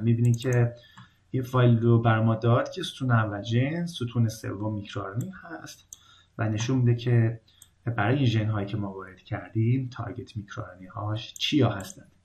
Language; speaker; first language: Persian; native; Persian